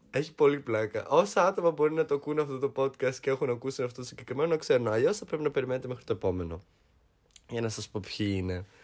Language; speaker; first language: Greek; early bilingual, heritage; Greek